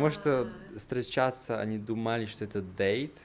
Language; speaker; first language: Russian; non-native, learner; Hungarian